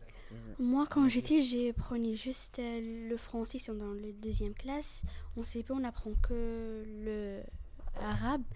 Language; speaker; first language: French; early bilingual, other home language; Arabic